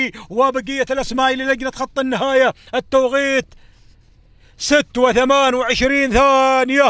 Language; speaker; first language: Arabic; native; Arabic